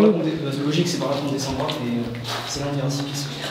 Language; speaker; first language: French; native; French